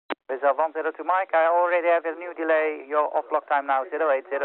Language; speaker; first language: English; non-native, fluent; Dutch